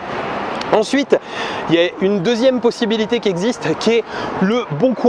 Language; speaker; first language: French; native; French